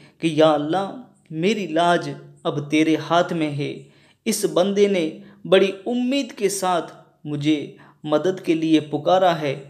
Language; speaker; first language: Urdu; non-native, local second language; Sindhi